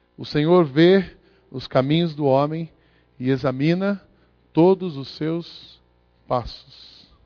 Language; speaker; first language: Portuguese; native; Portuguese